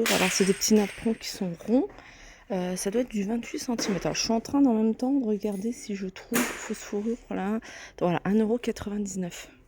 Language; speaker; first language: French; native; French